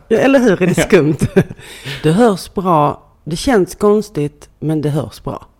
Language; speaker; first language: Swedish; native; Swedish